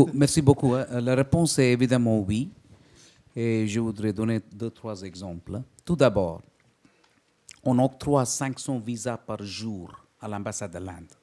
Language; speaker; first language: French; non-native, fluent; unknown